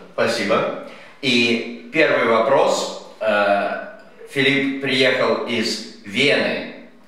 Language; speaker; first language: Russian; native; Russian